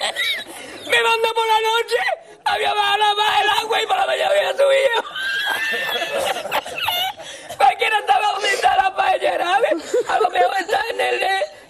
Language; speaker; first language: Spanish; native; Spanish